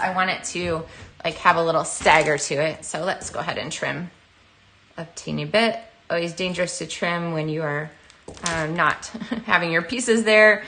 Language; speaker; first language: English; native; English